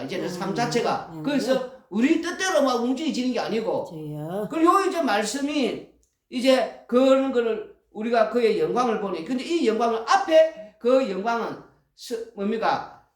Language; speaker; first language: Korean; native; Korean